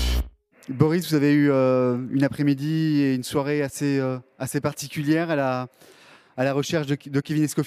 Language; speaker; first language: French; native; French